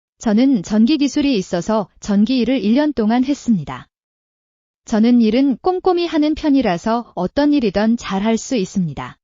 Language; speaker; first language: Korean; non-native, learner; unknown